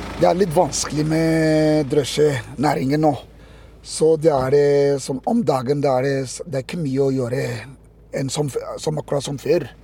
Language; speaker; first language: Norwegian; non-native, learner; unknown